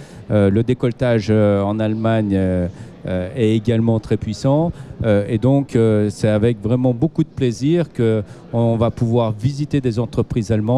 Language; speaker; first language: French; native; French